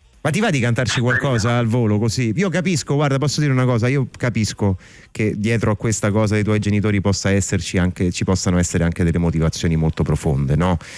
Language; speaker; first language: Italian; native; Italian